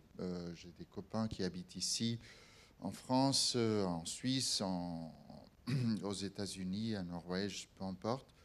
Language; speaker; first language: French; non-native, fluent; Portuguese